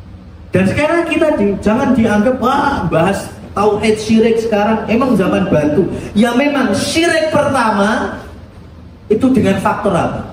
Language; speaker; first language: Indonesian; native; Indonesian